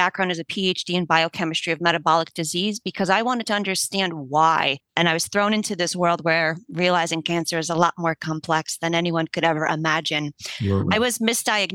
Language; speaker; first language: English; early bilingual, other home language; Polish